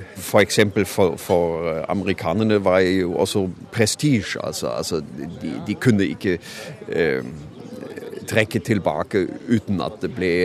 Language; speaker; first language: Norwegian; non-native, fluent; German